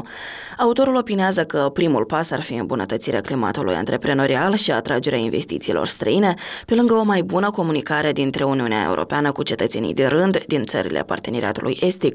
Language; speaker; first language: Romanian; native; Romanian